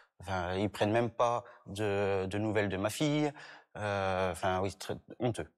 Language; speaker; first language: French; native; French